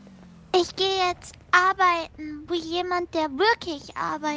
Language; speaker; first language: German; native; German